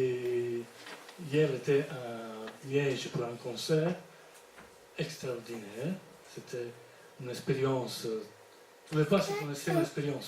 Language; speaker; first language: French; non-native, fluent; Italian